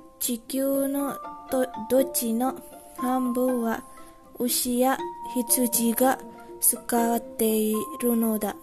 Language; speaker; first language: Japanese; non-native, learner; Indonesian